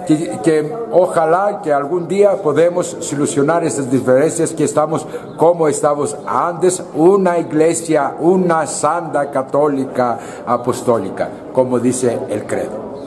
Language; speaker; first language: Spanish; non-native, learner; Greek